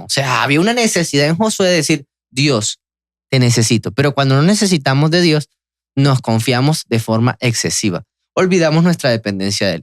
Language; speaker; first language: Spanish; native; Spanish